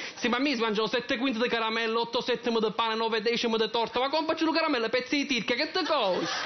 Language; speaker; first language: Italian; native; Italian